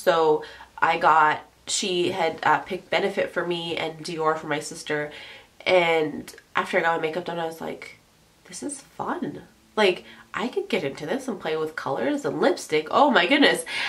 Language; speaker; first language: English; early bilingual, other home language; French